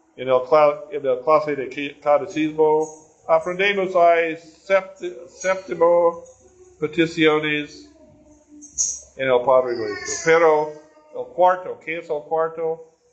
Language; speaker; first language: Spanish; non-native, learner; English